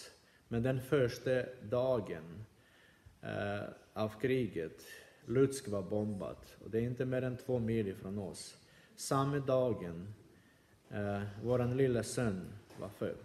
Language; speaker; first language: Swedish; non-native, fluent; Ukrainian